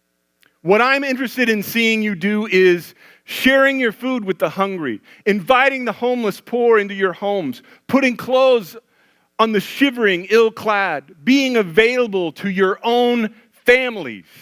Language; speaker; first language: English; native; English